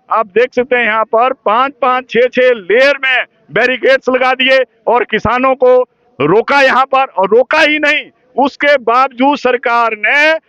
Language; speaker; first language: Hindi; native; Hindi